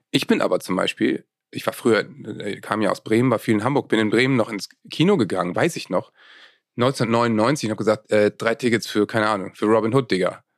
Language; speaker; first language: German; native; German